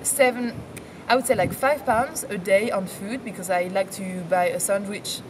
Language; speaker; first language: English; non-native, fluent; French